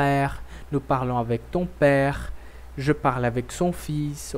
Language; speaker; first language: French; non-native, fluent; Portuguese